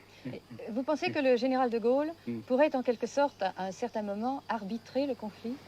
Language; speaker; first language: French; native; French